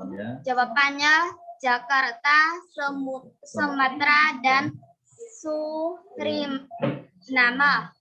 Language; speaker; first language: Indonesian; non-native, learner; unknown